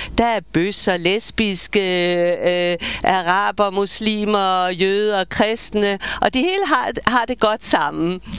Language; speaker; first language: Danish; native; Danish